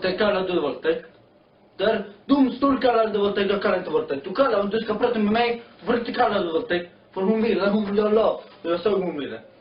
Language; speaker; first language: Swedish; non-native, learner; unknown